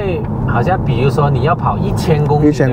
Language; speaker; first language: Chinese; native; Chinese